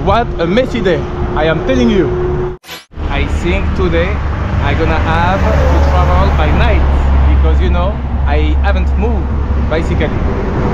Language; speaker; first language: English; non-native, fluent; French